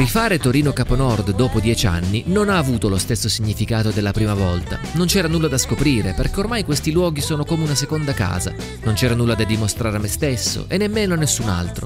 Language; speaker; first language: Italian; native; Italian